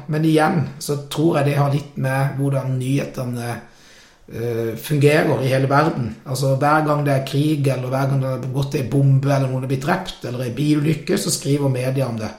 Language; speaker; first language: Norwegian; native; Norwegian